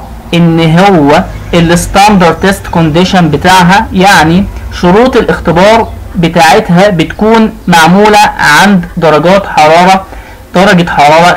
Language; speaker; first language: Arabic; native; Arabic